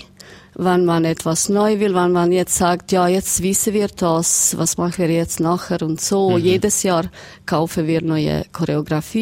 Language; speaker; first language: German; non-native, learner; Serbian